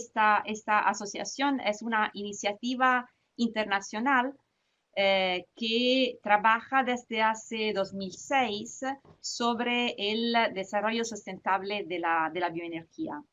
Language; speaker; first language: Spanish; non-native, fluent; Italian